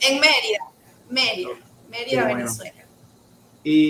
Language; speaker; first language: Spanish; native; Spanish